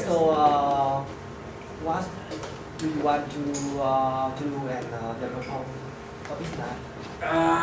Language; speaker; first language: English; non-native, learner; Vietnamese